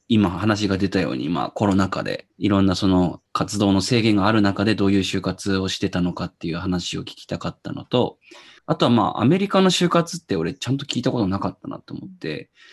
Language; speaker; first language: Japanese; native; Japanese